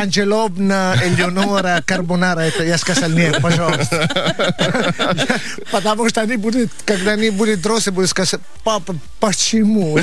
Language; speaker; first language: Russian; non-native, learner; Italian